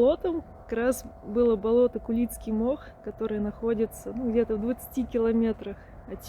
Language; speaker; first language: Russian; native; Russian